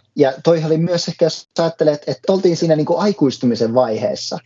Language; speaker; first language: Finnish; native; Finnish